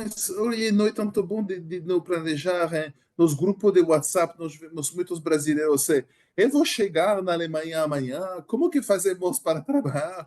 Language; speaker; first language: Portuguese; non-native, learner; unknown